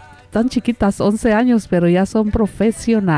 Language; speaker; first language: Spanish; native; Spanish